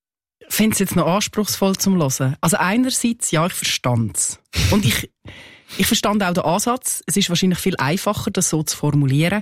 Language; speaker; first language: German; native; German